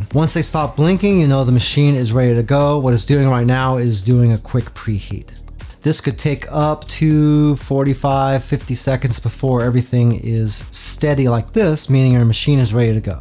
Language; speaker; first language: English; native; English